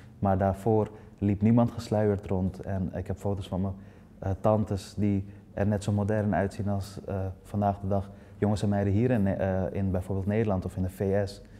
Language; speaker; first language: Dutch; early bilingual, other home language; Persian